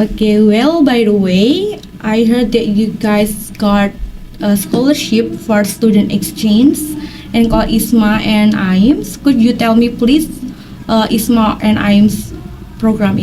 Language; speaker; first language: English; non-native, learner; Indonesian